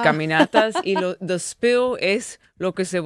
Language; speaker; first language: Spanish; early bilingual, heritage; English